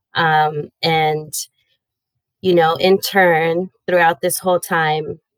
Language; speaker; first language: English; early bilingual, other home language; Spanish